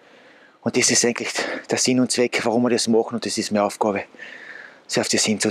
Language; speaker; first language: German; native; German